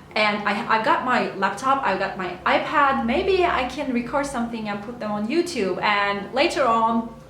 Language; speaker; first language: English; non-native, fluent; Turkish